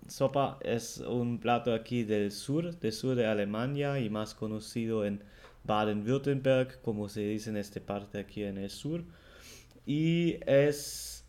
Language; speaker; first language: Spanish; non-native, fluent; German